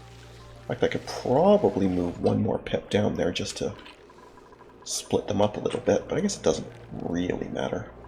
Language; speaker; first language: English; native; English